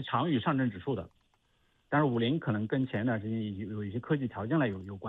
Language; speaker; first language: Chinese; native; Chinese